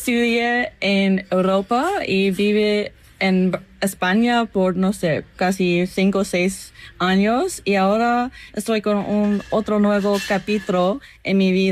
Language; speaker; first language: Spanish; non-native, fluent; English